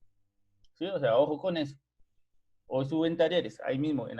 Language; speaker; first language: Spanish; native; Spanish